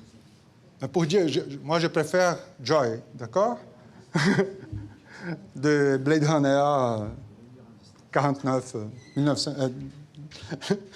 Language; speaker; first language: French; non-native, fluent; Portuguese